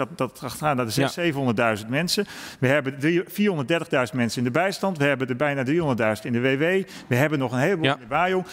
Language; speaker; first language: Dutch; native; Dutch